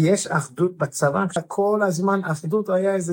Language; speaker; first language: Hebrew; non-native, fluent; English